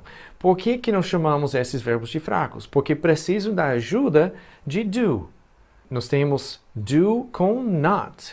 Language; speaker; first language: Portuguese; non-native, fluent; English